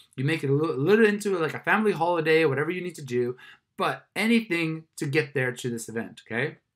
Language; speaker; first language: English; non-native, fluent; Swedish